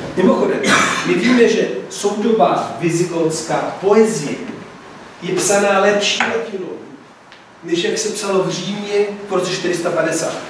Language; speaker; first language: Czech; non-native, fluent; Italian